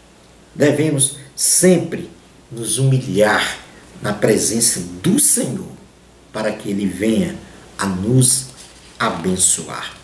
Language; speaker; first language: Portuguese; native; Portuguese